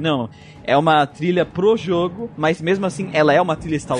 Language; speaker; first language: Portuguese; native; Portuguese